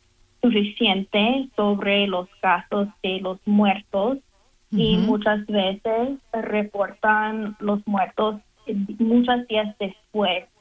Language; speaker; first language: Spanish; non-native, fluent; English